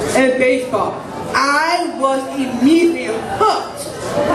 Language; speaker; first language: English; native; English